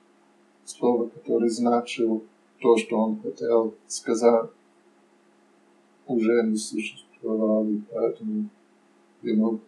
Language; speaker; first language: Russian; non-native, fluent; English